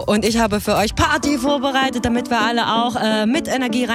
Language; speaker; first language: German; native; German